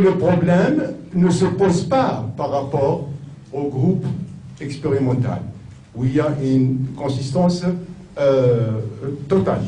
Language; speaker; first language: French; non-native, local second language; Arabic